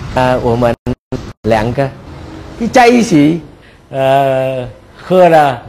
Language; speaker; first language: Chinese; non-native, learner; Vietnamese